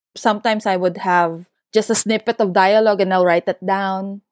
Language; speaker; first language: English; non-native, local second language; Filipino